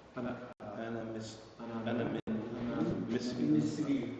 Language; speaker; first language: Arabic; non-native, learner; English